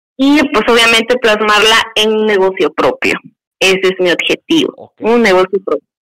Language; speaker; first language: Spanish; native; Spanish